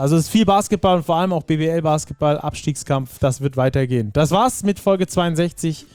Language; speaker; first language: German; native; German